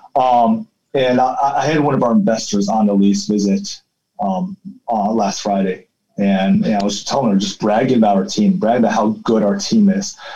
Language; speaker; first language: English; early bilingual, other home language; Chinese